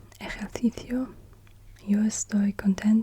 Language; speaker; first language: Spanish; non-native, learner; German